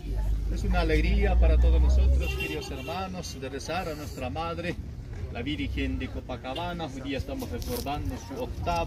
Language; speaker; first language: Spanish; native; Spanish